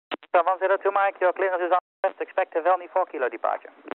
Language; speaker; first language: English; non-native, fluent; Dutch